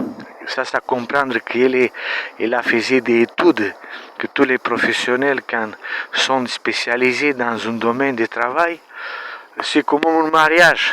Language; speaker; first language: French; non-native, learner; Romanian